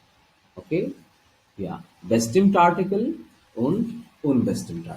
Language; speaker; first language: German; non-native, learner; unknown